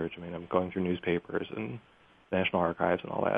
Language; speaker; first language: English; native; English